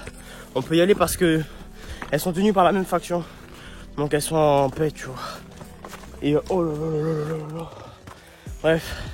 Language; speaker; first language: French; native; French